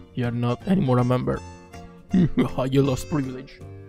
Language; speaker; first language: English; non-native, fluent; Italian